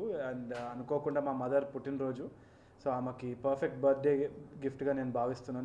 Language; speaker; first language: Telugu; native; Telugu